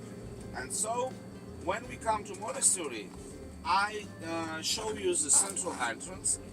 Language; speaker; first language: English; non-native, learner; Georgian